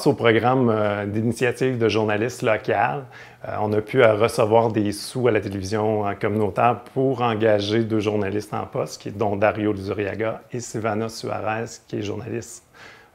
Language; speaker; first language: French; native; French